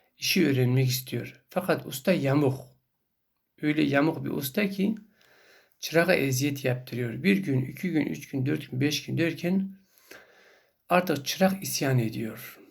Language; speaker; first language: Turkish; non-native, local second language; Kurdish